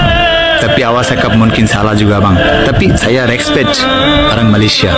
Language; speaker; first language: Malay; non-native, learner; Bangla